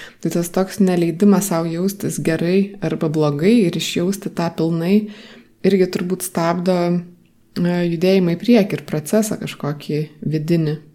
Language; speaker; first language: Lithuanian; native; Lithuanian